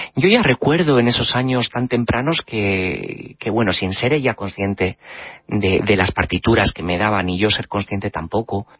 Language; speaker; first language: Spanish; native; Spanish